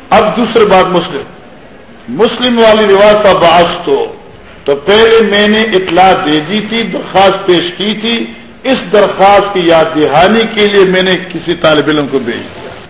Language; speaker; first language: Urdu; non-native, local second language; Northern Hindko